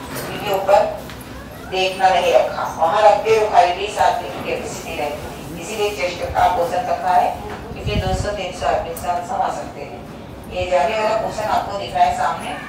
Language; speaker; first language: Hindi; non-native, local second language; Gujarati